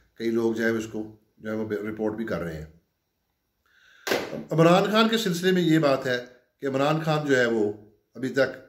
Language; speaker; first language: Urdu; non-native, local second language; Punjabi